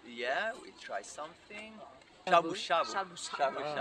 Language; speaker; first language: English; non-native, learner; Italian